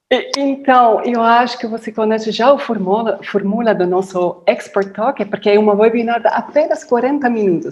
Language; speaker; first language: Portuguese; non-native, fluent; Dutch